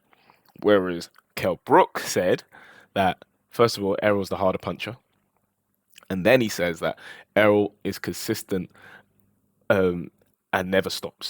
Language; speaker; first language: English; native; English